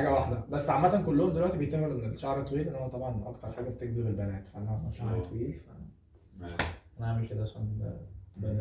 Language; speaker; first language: Arabic; native; Arabic